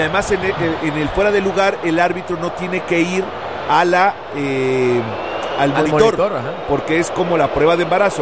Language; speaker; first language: Spanish; native; Spanish